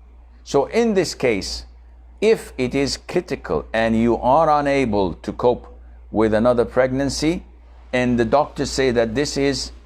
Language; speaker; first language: English; non-native, fluent; Arabic